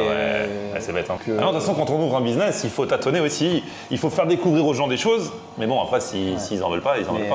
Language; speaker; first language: French; native; French